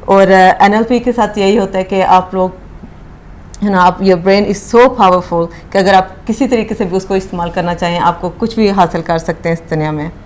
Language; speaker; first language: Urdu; early bilingual, heritage; Urdu